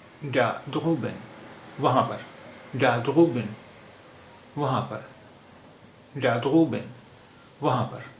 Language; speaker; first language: German; non-native, learner; Urdu